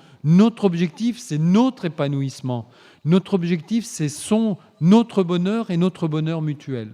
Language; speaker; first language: French; native; French